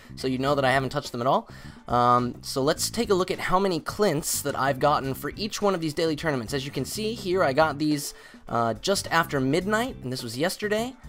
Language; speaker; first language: English; native; English